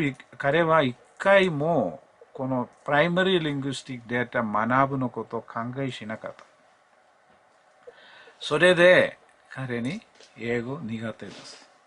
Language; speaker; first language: Japanese; non-native, learner; Malayalam